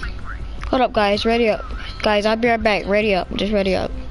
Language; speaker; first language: English; native; English